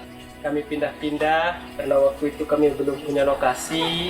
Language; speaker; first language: Indonesian; non-native, local second language; Sasak